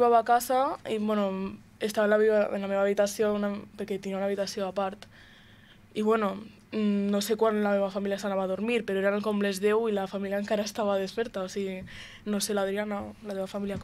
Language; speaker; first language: Catalan; early bilingual, other home language; Romanian